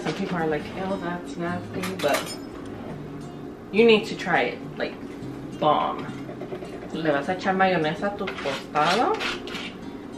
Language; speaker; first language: English; early bilingual, other home language; Spanish